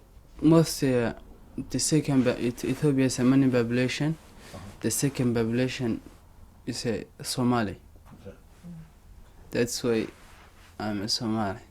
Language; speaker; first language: English; non-native, learner; Somali